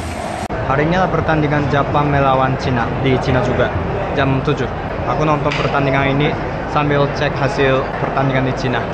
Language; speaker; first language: Indonesian; non-native, fluent; Japanese